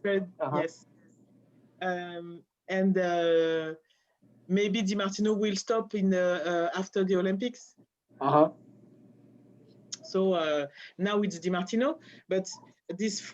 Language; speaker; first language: English; non-native, learner; French